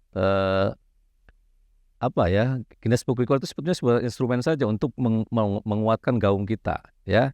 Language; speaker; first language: Indonesian; native; Indonesian